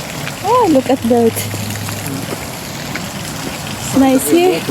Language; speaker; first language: English; non-native, learner; Filipino